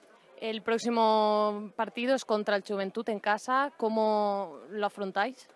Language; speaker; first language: Spanish; native; Spanish